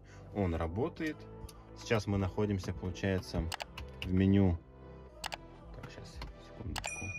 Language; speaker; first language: Russian; native; Russian